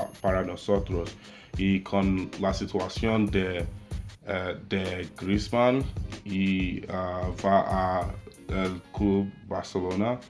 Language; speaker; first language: Spanish; non-native, learner; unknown